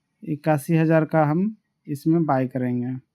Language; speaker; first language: Hindi; native; Hindi